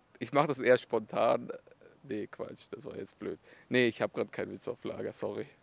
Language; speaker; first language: German; early bilingual, other home language; Russian